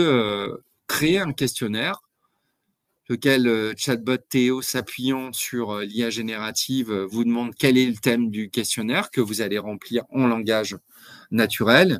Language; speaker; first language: French; native; French